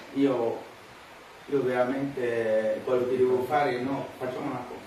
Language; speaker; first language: Italian; non-native, fluent; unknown